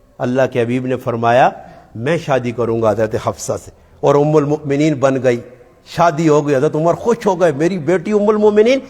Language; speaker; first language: Urdu; non-native, local second language; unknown